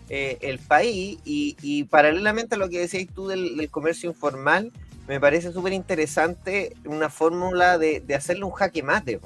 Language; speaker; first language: Spanish; native; Spanish